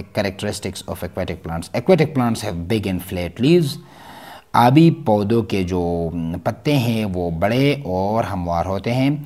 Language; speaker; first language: Urdu; non-native, local second language; Pashto